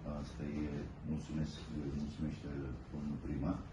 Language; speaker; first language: Romanian; non-native, learner; Turkish